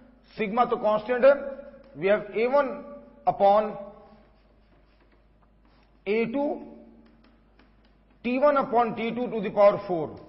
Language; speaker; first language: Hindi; native; Hindi